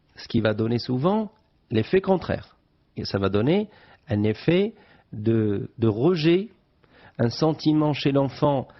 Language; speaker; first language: French; non-native, local second language; Arabic